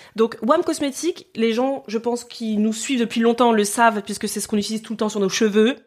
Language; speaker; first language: French; native; French